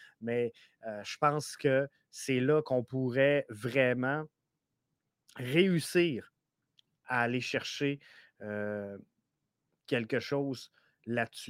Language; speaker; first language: French; native; French